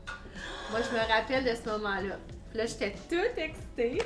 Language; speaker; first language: French; native; French